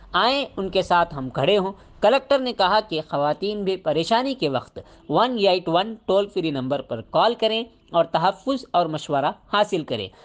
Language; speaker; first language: Urdu; native; Urdu